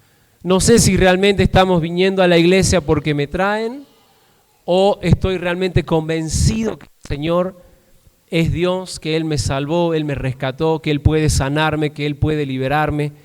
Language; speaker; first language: Spanish; native; Spanish